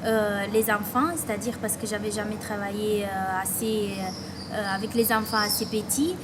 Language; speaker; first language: French; non-native, fluent; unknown